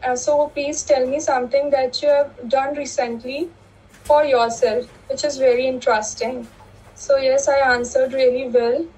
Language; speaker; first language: English; non-native, local second language; Hindi